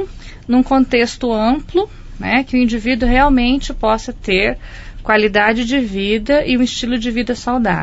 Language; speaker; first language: Portuguese; native; Portuguese